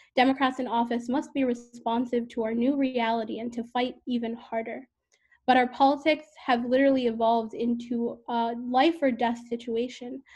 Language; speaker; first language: English; native; English